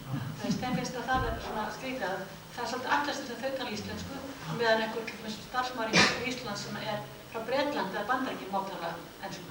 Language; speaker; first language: Icelandic; non-native, fluent; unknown